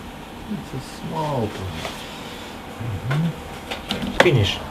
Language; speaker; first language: English; non-native, learner; Russian